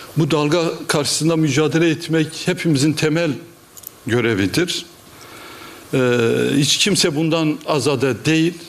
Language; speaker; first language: Turkish; non-native, local second language; Kurdish